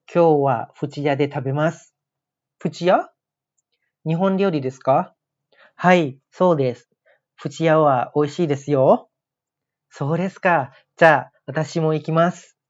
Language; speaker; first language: Japanese; non-native, fluent; Thai